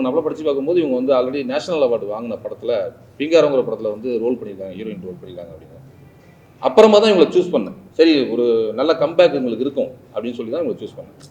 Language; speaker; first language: Tamil; native; Tamil